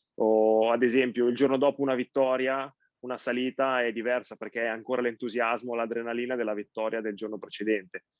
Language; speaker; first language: Italian; native; Italian